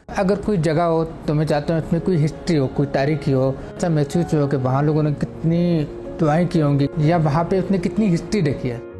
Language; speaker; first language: Urdu; native; Urdu